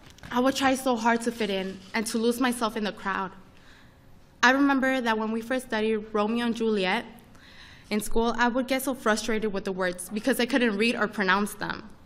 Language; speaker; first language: English; early bilingual, other home language; Spanish